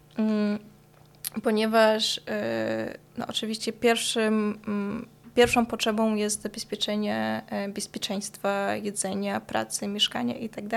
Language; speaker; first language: Polish; non-native, fluent; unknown